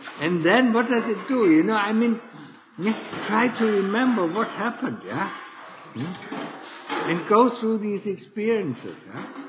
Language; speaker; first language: English; non-native, fluent; German